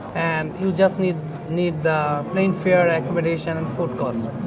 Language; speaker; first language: English; non-native, local second language; Bangla